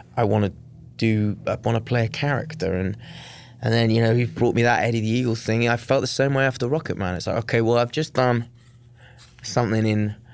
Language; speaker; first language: English; native; English